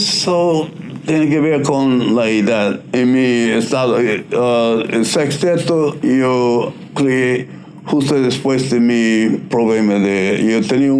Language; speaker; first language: Spanish; non-native, learner; English